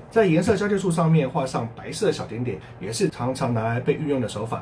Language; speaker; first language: Chinese; native; Chinese